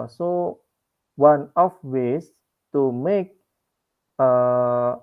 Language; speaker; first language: English; non-native, learner; Indonesian